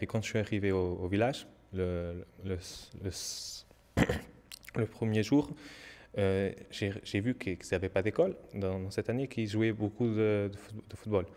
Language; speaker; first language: French; non-native, learner; Portuguese